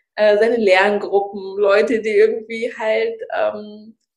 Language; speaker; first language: German; early bilingual, other home language; Russian